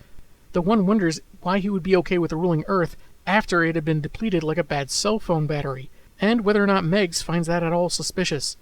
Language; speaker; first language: English; native; English